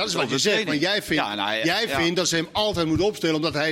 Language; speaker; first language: Dutch; non-native, fluent; Danish